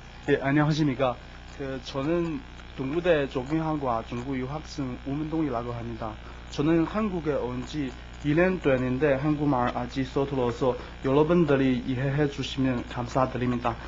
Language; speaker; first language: Korean; non-native, learner; Chinese